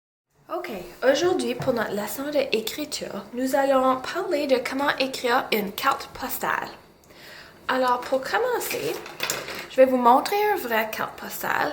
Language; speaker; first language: French; non-native, local second language; English